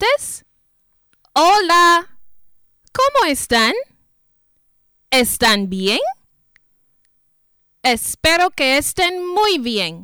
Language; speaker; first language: Spanish; non-native, fluent; English